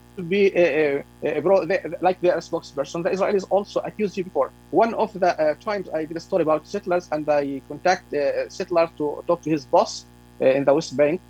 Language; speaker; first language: English; non-native, fluent; Arabic